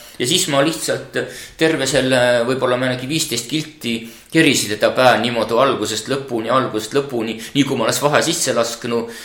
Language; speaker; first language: Estonian; native; Estonian